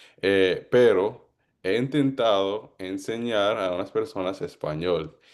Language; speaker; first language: Spanish; non-native, fluent; English